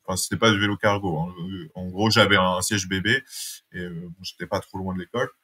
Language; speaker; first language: French; native; French